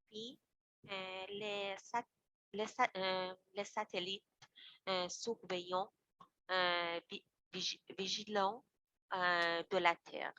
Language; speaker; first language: French; non-native, learner; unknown